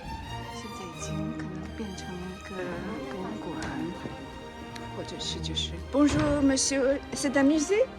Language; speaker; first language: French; non-native, learner; Chinese